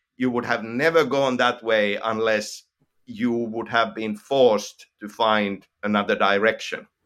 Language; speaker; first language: English; non-native, fluent; Finnish